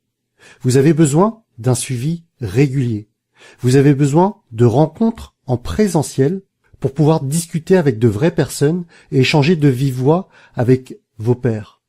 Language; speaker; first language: French; native; French